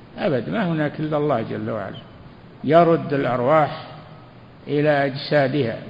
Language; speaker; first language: Arabic; native; Arabic